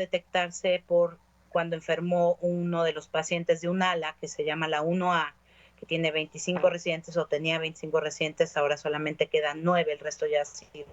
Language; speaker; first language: Spanish; native; Spanish